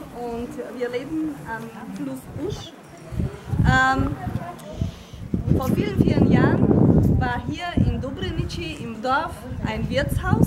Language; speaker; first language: German; non-native, fluent; Ukrainian